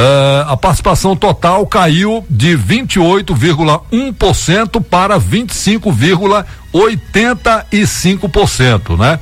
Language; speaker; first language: Portuguese; native; Portuguese